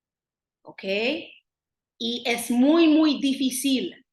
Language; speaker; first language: Spanish; non-native, learner; Haitian Creole